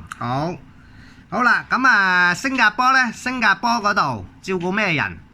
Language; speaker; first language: Cantonese; native; Cantonese